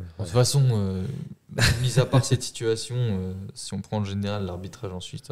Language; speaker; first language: French; native; French